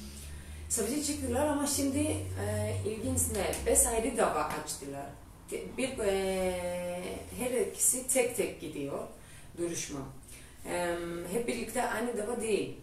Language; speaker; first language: Turkish; non-native, learner; Greek